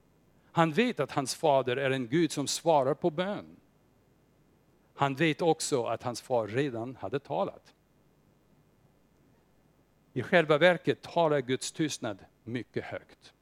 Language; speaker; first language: Swedish; non-native, fluent; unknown